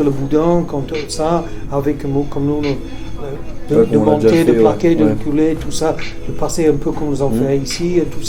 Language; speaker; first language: French; non-native, fluent; English